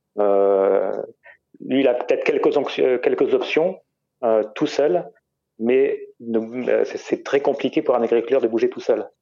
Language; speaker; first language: French; native; French